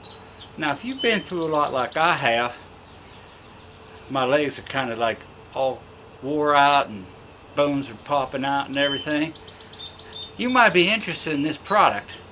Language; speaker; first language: English; native; English